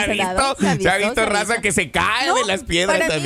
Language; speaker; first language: Spanish; native; Spanish